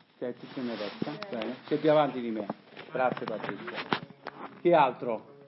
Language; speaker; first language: Italian; non-native, fluent; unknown